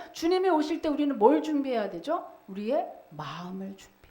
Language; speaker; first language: Korean; native; Korean